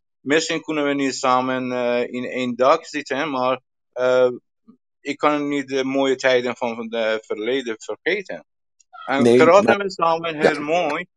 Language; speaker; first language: Dutch; non-native, learner; Persian